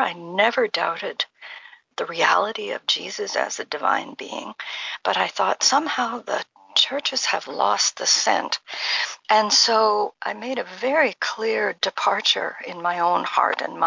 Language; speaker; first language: English; native; English